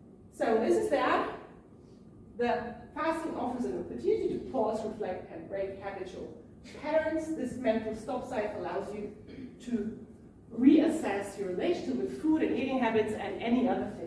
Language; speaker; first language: English; non-native, fluent; German